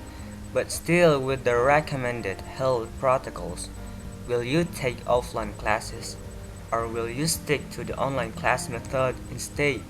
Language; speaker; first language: English; non-native, learner; Indonesian